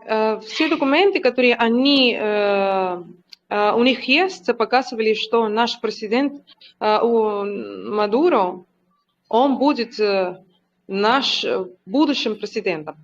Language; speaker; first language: Russian; non-native, learner; Spanish